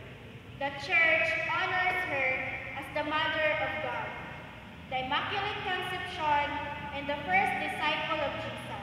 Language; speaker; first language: English; non-native, local second language; Hiligaynon